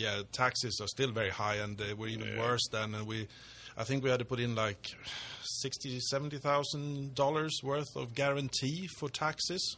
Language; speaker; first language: English; non-native, fluent; Swedish